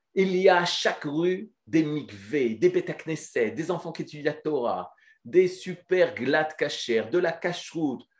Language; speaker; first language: French; native; French